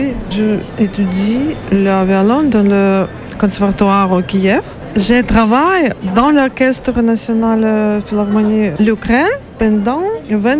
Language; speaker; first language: French; non-native, learner; Ukrainian